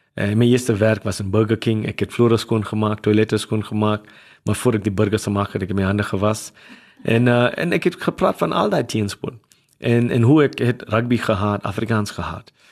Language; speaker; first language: Afrikaans; non-native, local second language; English